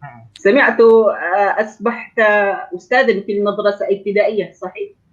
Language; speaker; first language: Arabic; non-native, fluent; Malay